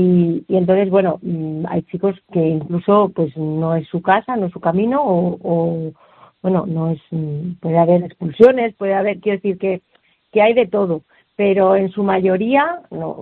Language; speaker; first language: Spanish; native; Spanish